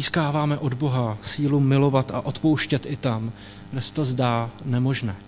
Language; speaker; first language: Czech; native; Czech